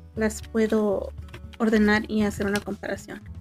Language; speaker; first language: Spanish; early bilingual, heritage; Spanish